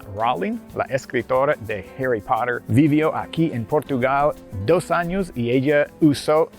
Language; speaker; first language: Spanish; non-native, fluent; English